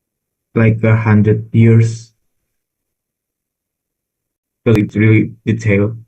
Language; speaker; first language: English; non-native, learner; Indonesian